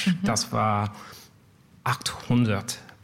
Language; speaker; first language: German; non-native, learner; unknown